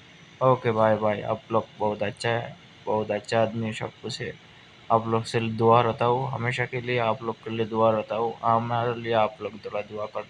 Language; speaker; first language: Hindi; non-native, learner; Bangla